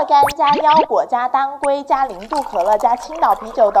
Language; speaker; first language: Chinese; native; Chinese